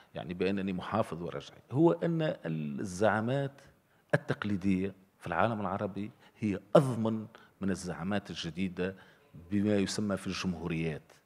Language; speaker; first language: Arabic; native; Arabic